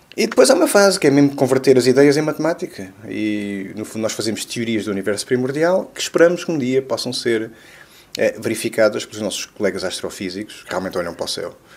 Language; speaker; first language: Portuguese; native; Portuguese